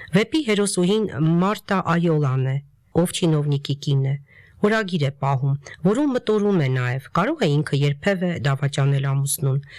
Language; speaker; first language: Armenian; native; Armenian